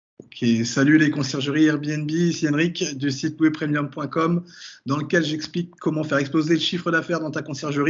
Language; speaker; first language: French; native; French